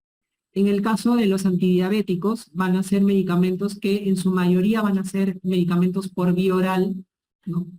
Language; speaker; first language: Spanish; native; Spanish